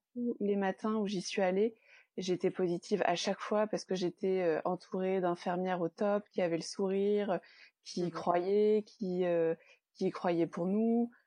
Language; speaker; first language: French; native; French